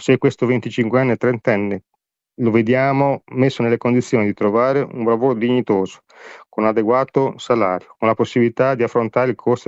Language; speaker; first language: Italian; native; Italian